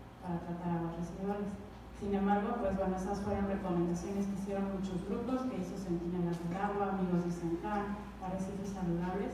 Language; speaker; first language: Spanish; native; Spanish